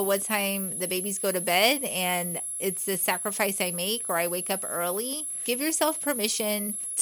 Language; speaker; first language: English; native; English